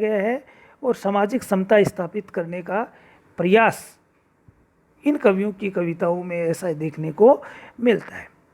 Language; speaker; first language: Hindi; native; Hindi